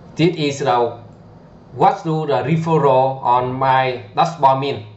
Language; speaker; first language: English; non-native, learner; Vietnamese